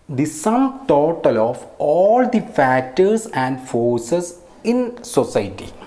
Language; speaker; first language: English; non-native, local second language; Malayalam